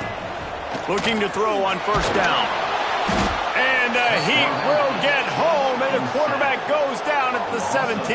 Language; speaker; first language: English; native; English